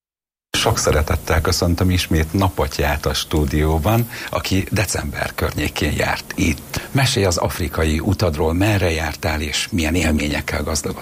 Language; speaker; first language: Hungarian; native; Hungarian